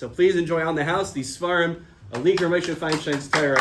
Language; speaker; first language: English; native; English